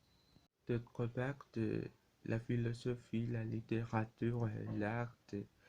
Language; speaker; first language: French; non-native, learner; Spanish